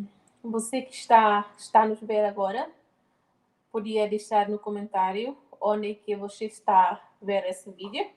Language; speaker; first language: Portuguese; non-native, local second language; Tetum